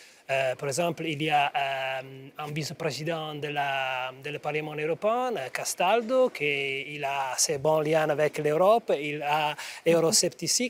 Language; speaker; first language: French; non-native, fluent; Italian